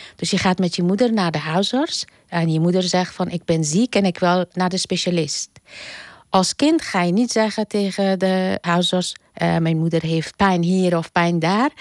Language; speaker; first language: Dutch; non-native, fluent; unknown